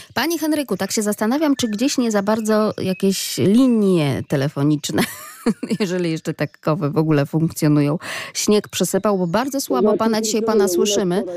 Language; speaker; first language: Polish; native; Polish